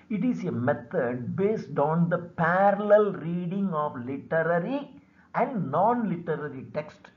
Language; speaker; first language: English; non-native, local second language; Tamil